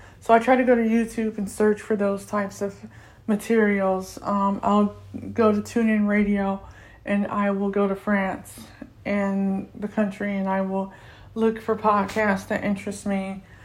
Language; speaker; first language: English; native; English